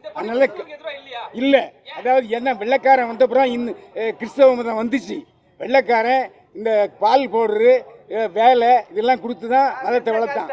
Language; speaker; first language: Tamil; native; Tamil